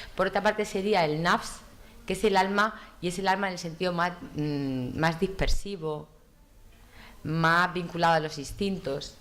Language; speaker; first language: Spanish; native; Spanish